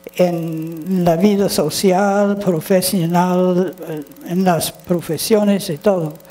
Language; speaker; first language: Spanish; non-native, fluent; English